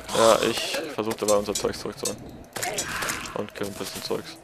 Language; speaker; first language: German; native; German